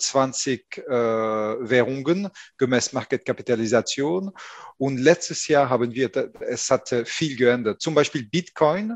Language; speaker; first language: German; non-native, fluent; French